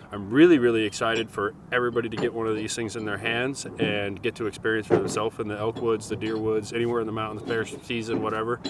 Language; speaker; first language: English; native; English